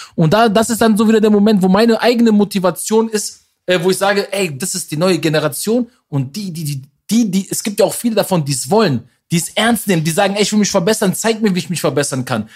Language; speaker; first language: German; early bilingual, other home language; Persian